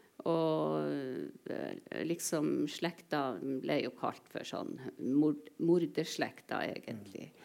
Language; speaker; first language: Norwegian; non-native, local second language; Northern Sami